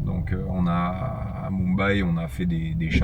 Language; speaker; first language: French; native; French